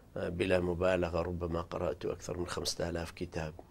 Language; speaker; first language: Arabic; non-native, local second language; Central Kurdish